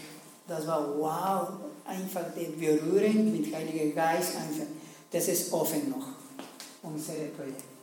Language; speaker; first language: German; non-native, learner; Spanish